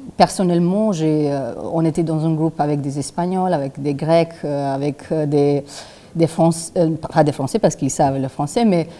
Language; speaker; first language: French; non-native, fluent; Albanian